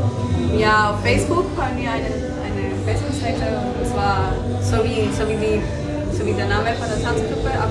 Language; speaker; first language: German; non-native, fluent; Spanish